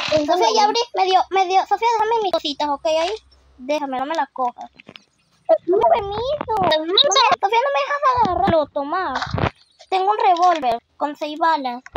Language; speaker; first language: Spanish; native; Spanish